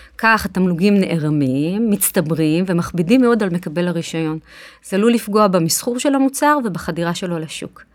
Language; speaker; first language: Hebrew; native; Hebrew